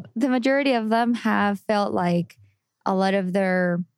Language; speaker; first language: English; non-native, fluent; Spanish